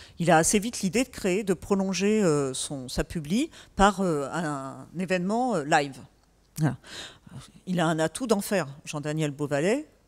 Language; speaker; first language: French; native; French